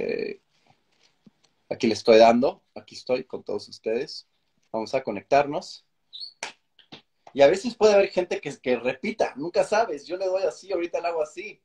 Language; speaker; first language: Spanish; native; Spanish